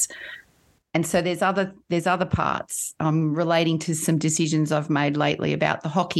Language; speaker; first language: English; native; English